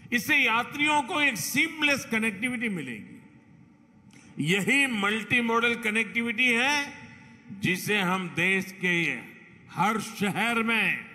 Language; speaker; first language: Hindi; non-native, local second language; Gujarati